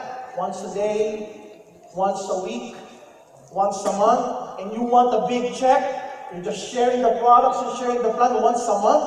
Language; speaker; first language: English; non-native, local second language; Filipino